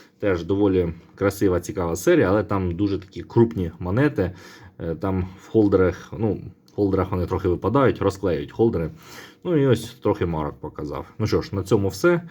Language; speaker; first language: Ukrainian; non-native, local second language; Russian